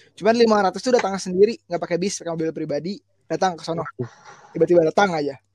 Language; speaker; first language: Indonesian; native; Indonesian